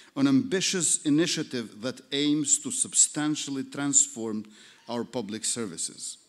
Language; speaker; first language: English; non-native, fluent; Albanian